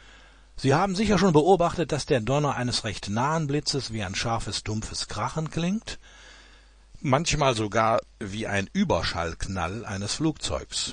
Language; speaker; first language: German; native; German